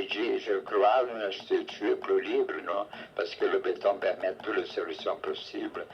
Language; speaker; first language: French; non-native, fluent; Portuguese